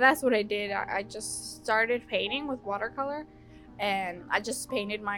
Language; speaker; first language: English; early bilingual, other home language; Spanish